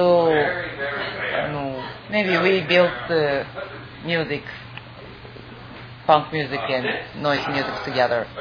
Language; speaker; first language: English; non-native, fluent; Japanese